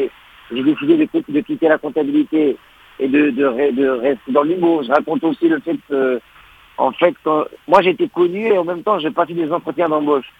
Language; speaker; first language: French; non-native, local second language; Arabic